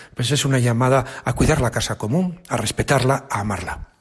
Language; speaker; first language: Spanish; native; Spanish